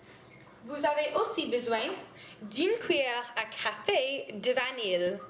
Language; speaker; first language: French; non-native, learner; English